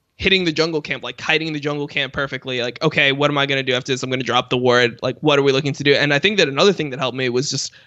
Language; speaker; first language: English; native; English